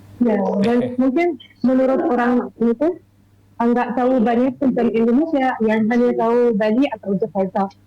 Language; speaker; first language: Indonesian; non-native, fluent; Arabic